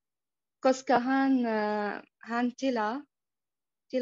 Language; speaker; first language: Finnish; non-native, learner; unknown